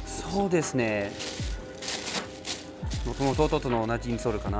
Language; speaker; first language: Japanese; native; Japanese